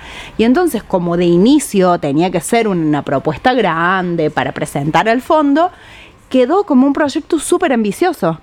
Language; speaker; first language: Spanish; native; Spanish